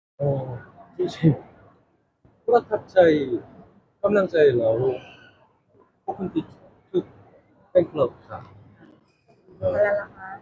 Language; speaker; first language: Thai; non-native, learner; Korean